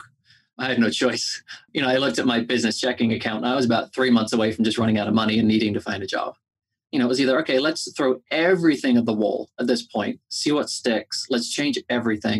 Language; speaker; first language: English; native; English